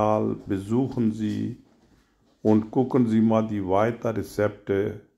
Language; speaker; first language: German; non-native, learner; Urdu